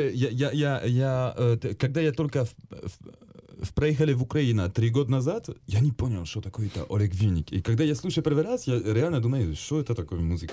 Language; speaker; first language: Russian; non-native, learner; French